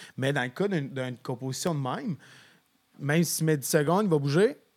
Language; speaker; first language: French; native; French